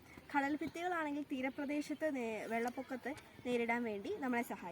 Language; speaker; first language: Malayalam; native; Malayalam